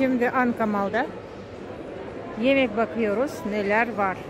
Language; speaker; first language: Turkish; non-native, learner; Russian